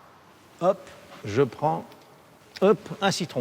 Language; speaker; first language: French; native; French